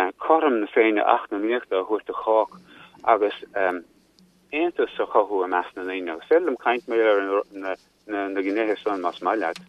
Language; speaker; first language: Irish; non-native, local second language; English